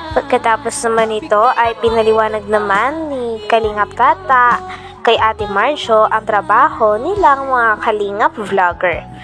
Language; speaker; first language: Filipino; native; Filipino